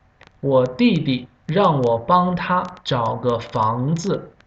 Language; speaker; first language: Chinese; non-native, fluent; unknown